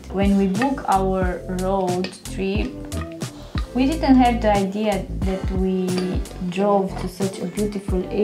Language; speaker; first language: English; non-native, learner; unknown